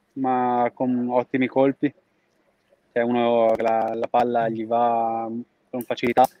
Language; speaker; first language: Italian; native; Italian